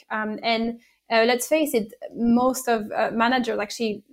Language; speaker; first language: English; non-native, fluent; French